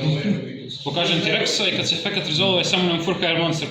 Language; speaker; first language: Bosnian; native; Bosnian